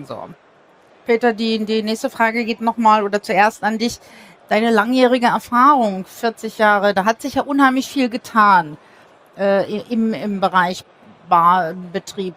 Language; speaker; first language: German; native; German